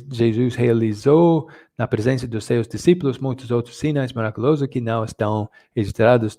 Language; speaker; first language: Portuguese; non-native, fluent; English